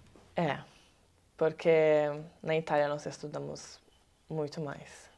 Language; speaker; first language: Portuguese; non-native, learner; Italian